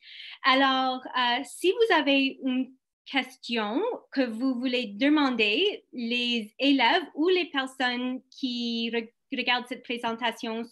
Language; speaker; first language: French; non-native, local second language; English